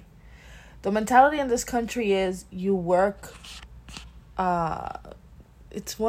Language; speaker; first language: English; early bilingual, other home language; Spanish